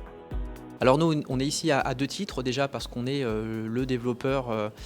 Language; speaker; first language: French; native; French